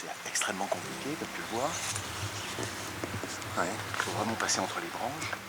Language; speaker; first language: French; native; French